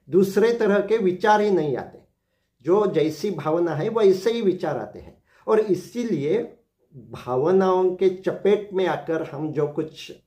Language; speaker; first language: Hindi; non-native, local second language; Marathi